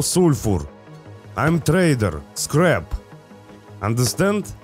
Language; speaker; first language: English; non-native, learner; Russian